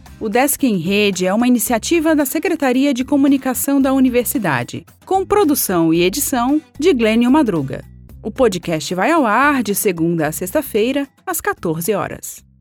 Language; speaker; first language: Portuguese; native; Portuguese